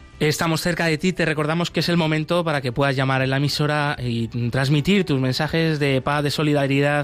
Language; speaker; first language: Spanish; native; Spanish